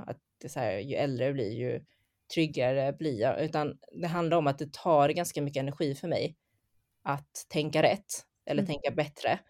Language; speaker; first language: Swedish; early bilingual, other home language; Chinese